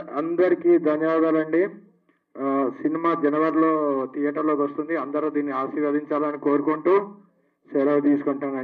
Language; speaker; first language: Telugu; native; Telugu